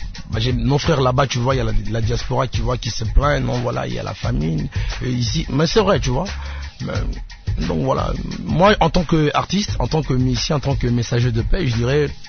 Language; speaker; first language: French; non-native, local second language; Lingala